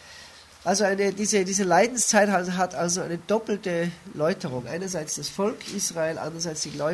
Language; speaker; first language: German; native; German